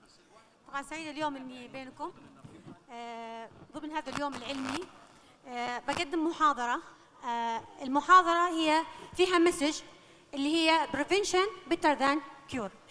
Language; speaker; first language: Arabic; native; Arabic